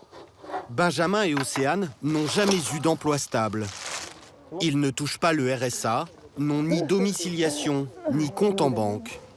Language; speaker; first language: French; native; French